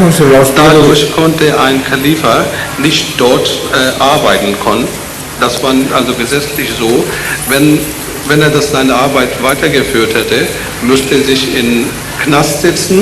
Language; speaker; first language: German; non-native, learner; Urdu